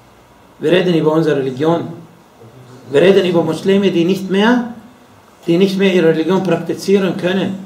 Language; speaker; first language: German; non-native, fluent; Arabic